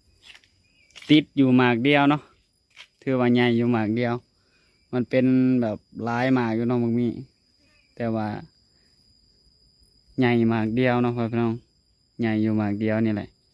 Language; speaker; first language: Thai; non-native, local second language; Lao